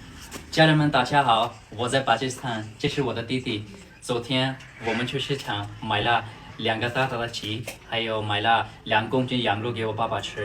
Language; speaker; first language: Chinese; non-native, fluent; Punjabi